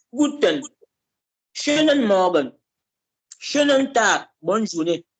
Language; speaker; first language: German; non-native, learner; French